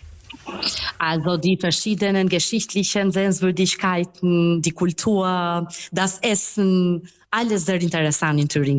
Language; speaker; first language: German; non-native, fluent; Albanian